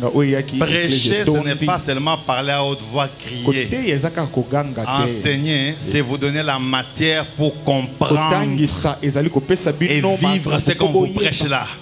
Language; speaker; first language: French; non-native, local second language; Lingala